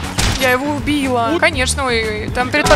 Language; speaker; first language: Russian; native; Russian